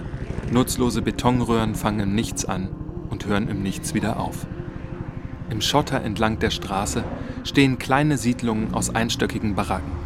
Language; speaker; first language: German; native; German